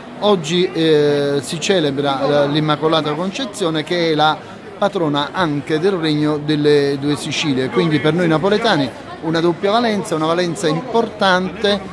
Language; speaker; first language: Italian; native; Italian